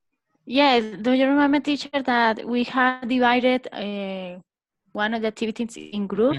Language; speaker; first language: English; non-native, learner; Spanish